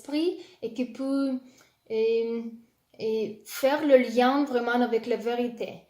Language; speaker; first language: French; non-native, learner; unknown